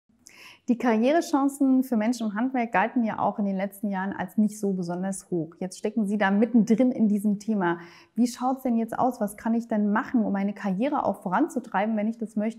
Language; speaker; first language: German; native; German